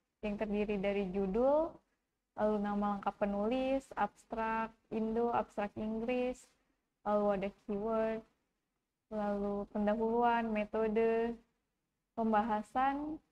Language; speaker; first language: Indonesian; native; Indonesian